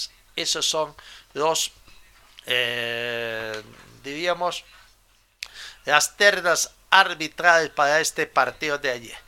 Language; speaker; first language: Spanish; native; Spanish